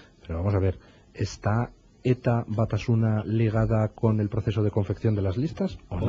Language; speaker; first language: Spanish; native; Spanish